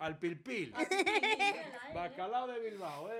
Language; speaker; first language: Spanish; native; Spanish